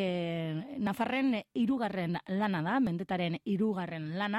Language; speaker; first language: Basque; native; Basque